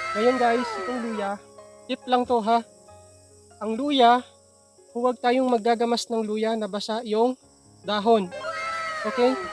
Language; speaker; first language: Filipino; non-native, local second language; Cebuano